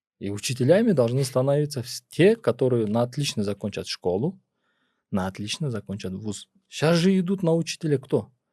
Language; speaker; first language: Russian; non-native, local second language; Kyrgyz